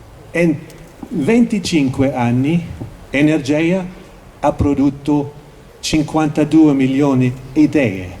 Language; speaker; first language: Italian; non-native, learner; Swedish